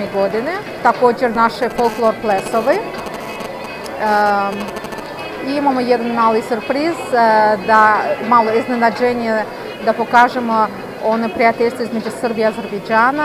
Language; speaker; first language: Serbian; non-native, fluent; Azerbaijani